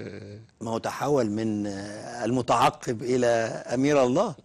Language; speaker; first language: Arabic; native; Arabic